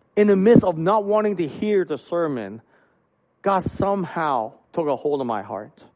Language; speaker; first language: English; non-native, local second language; Cantonese